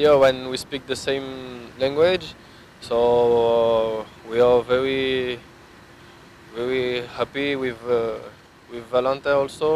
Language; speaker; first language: English; non-native, learner; French